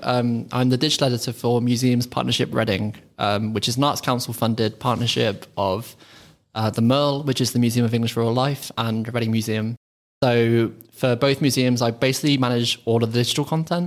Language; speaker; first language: English; native; English